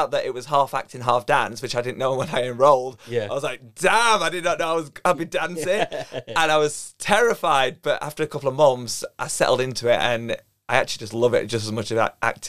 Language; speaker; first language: English; native; English